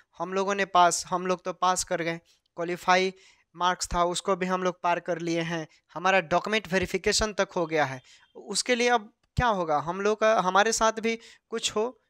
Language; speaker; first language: Hindi; native; Hindi